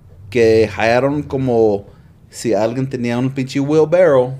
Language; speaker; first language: Spanish; early bilingual, other home language; English